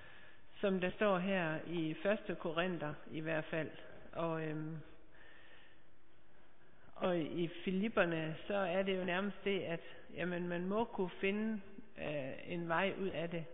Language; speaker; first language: Danish; native; Danish